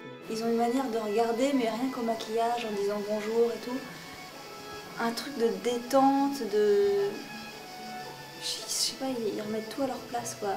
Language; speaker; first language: French; native; French